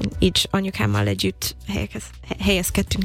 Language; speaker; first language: Hungarian; non-native, fluent; English